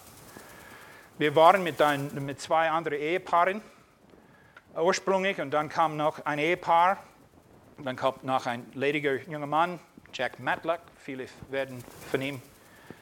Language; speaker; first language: German; non-native, fluent; English